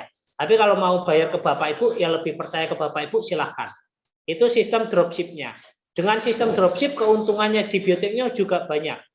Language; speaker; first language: Indonesian; non-native, local second language; Javanese